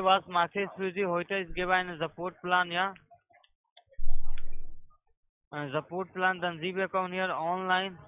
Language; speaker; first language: German; non-native, learner; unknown